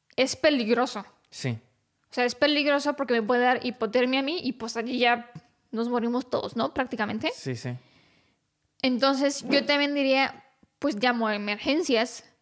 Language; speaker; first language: Spanish; non-native, fluent; Romanian